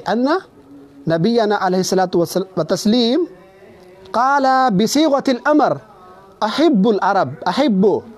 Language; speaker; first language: Arabic; non-native, fluent; Urdu